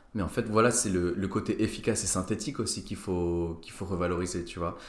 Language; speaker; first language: French; native; French